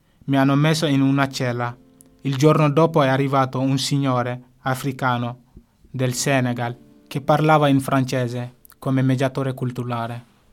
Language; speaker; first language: Italian; non-native, fluent; Bambara